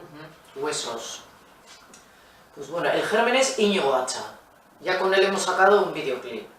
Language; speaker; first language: Spanish; native; Spanish